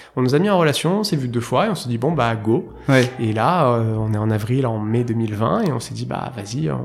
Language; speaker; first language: French; native; French